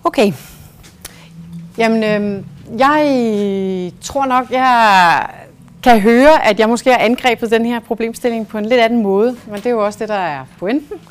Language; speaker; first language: Danish; native; Danish